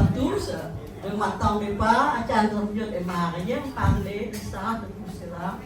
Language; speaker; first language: French; non-native, fluent; Khmer